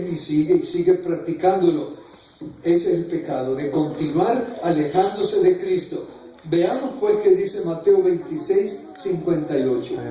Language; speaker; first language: Spanish; native; Spanish